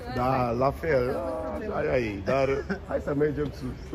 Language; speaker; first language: Romanian; non-native, learner; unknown